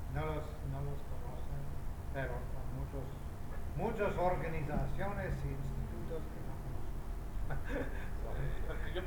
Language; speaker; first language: Spanish; non-native, fluent; English